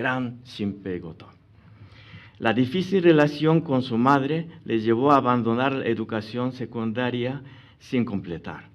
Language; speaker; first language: Spanish; non-native, fluent; Japanese